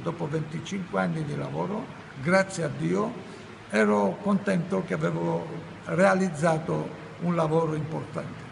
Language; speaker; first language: Italian; non-native, fluent; Ladino